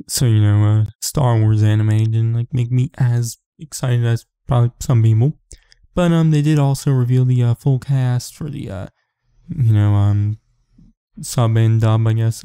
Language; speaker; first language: English; native; English